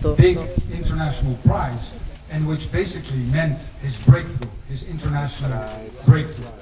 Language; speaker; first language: English; non-native, fluent; Dutch